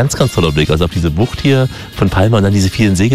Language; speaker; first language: German; native; German